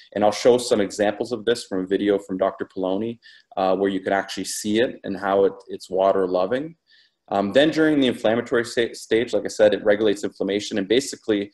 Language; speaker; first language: English; native; English